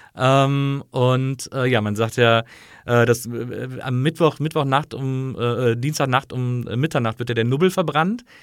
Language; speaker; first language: German; native; German